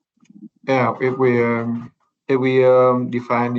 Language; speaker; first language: English; non-native, learner; Vietnamese